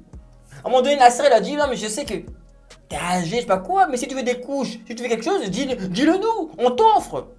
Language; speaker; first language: French; native; French